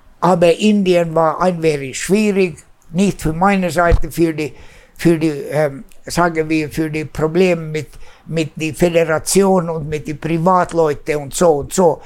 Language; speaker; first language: German; non-native, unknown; Swedish